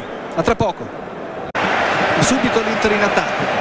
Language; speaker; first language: Italian; native; Italian